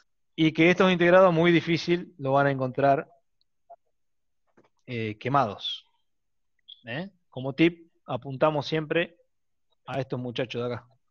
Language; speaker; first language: Spanish; native; Spanish